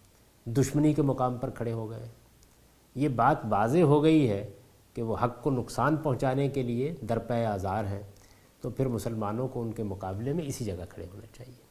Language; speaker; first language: Urdu; native; Urdu